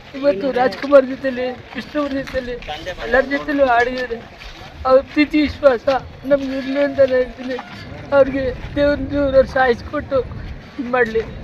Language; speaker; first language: Kannada; native; Kannada